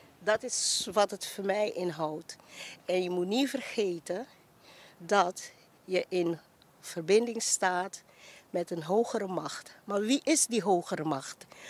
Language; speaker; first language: Dutch; native; Dutch